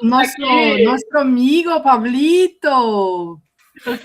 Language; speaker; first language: Spanish; non-native, learner; Portuguese